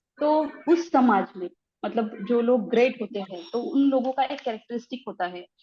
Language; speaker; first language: Hindi; non-native, local second language; Marathi